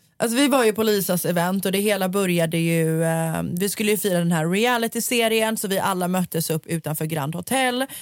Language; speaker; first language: Swedish; native; Swedish